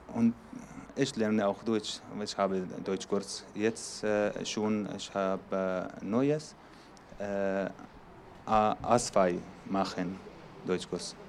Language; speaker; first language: German; non-native, learner; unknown